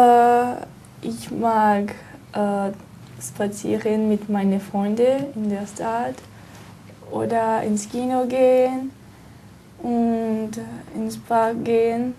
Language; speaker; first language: German; non-native, learner; Portuguese